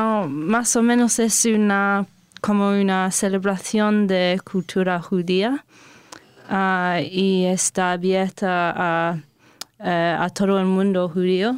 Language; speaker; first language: Spanish; non-native, fluent; English